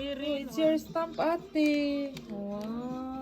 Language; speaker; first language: English; non-native, local second language; Filipino